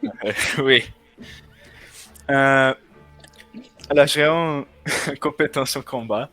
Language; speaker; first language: French; non-native, learner; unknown